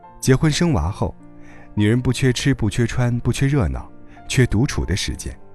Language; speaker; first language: Chinese; native; Chinese